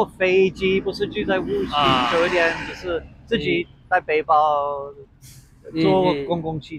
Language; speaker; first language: Chinese; non-native, fluent; English